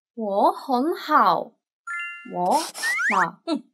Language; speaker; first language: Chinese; non-native, fluent; Korean